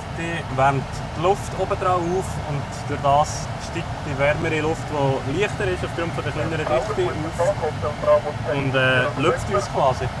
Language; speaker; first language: German; native; German